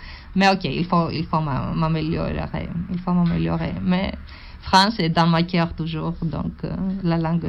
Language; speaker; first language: French; non-native, learner; Greek